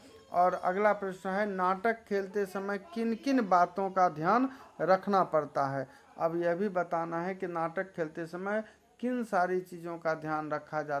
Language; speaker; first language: Hindi; native; Hindi